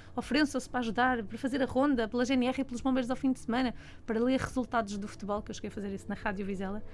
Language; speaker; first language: Portuguese; native; Portuguese